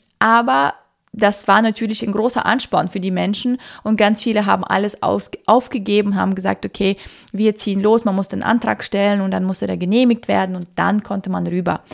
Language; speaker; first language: German; early bilingual, other home language; Russian